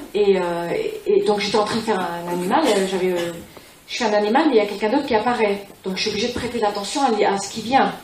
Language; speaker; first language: French; non-native, fluent; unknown